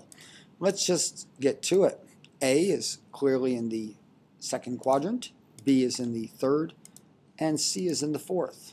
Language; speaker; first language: English; native; English